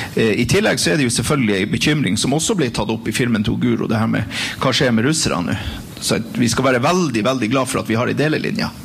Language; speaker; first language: Norwegian; native; Norwegian